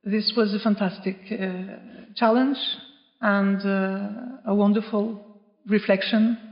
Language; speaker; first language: English; non-native, fluent; Norwegian